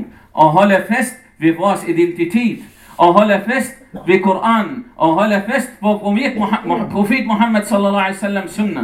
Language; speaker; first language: Danish; non-native, fluent; Arabic